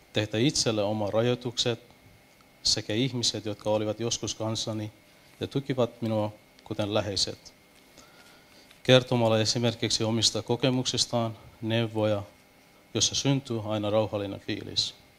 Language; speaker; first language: Finnish; non-native, fluent; Persian